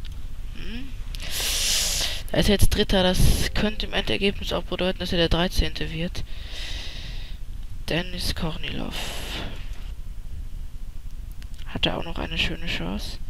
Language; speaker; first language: German; native; German